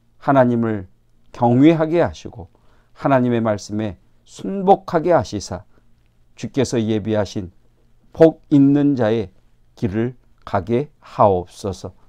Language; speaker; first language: Korean; native; Korean